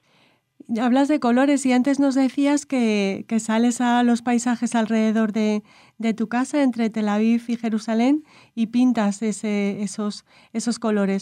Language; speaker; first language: Spanish; native; Spanish